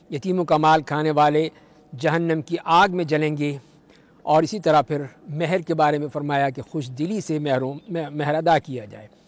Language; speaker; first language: Urdu; native; Urdu